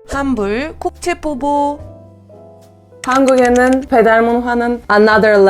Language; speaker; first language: Korean; non-native, fluent; Bulgarian